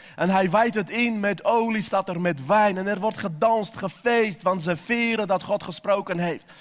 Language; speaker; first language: Dutch; non-native, fluent; Armenian